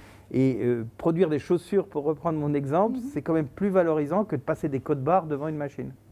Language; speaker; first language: French; native; French